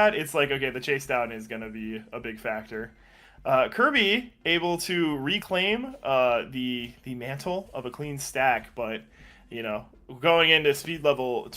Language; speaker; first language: English; native; English